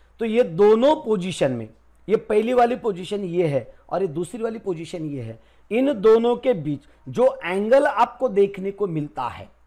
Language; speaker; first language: Hindi; non-native, local second language; Marathi